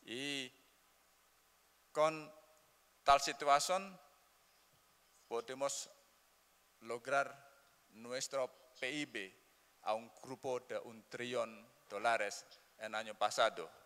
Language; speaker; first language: Spanish; non-native, learner; Indonesian